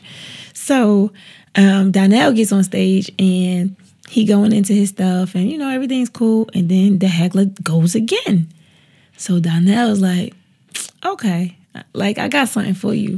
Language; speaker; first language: English; native; English